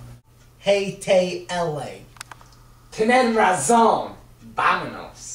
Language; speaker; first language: Spanish; non-native, learner; English